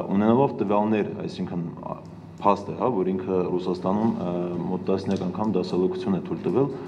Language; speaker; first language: Armenian; native; Armenian